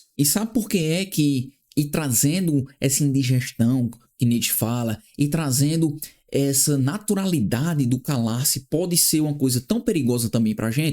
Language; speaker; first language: Portuguese; native; Portuguese